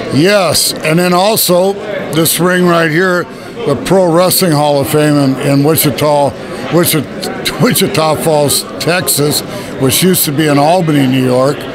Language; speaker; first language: English; native; English